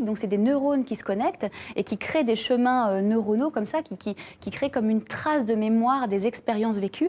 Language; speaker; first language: French; native; French